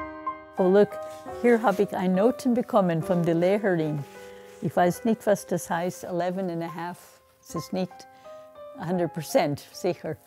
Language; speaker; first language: German; non-native, fluent; English